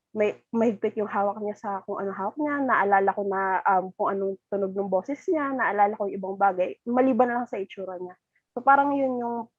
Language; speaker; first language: Filipino; native; Filipino